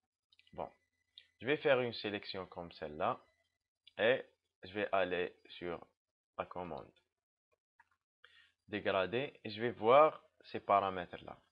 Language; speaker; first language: French; non-native, local second language; Arabic